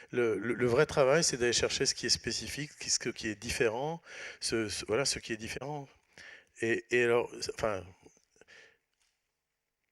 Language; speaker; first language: French; native; French